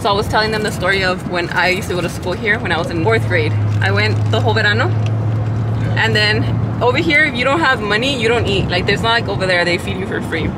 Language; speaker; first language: English; early bilingual, other home language; Spanish